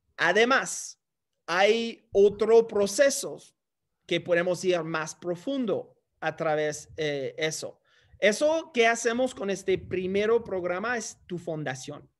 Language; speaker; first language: Spanish; non-native, fluent; English